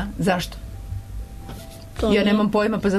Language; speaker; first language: Serbian; native; Serbian